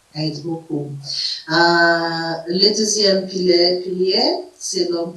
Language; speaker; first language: French; non-native, fluent; Portuguese